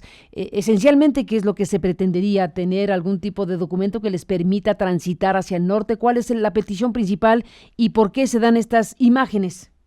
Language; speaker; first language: Spanish; native; Spanish